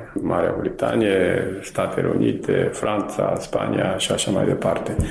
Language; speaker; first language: Romanian; non-native, fluent; Japanese